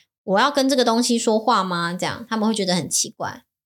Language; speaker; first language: Chinese; native; Chinese